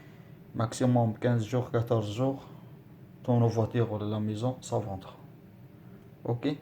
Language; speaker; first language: French; non-native, learner; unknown